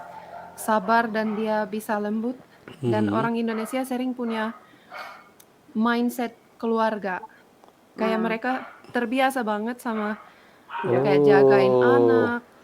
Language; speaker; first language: Indonesian; non-native, fluent; Finnish